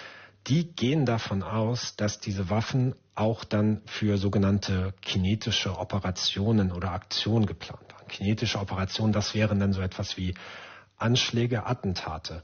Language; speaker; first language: German; native; German